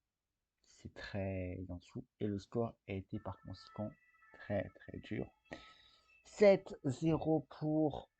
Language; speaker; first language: French; native; French